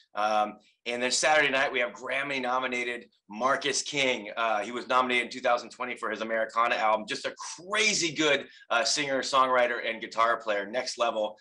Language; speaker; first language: English; native; English